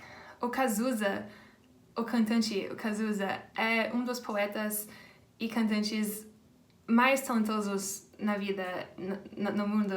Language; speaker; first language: Portuguese; non-native, fluent; English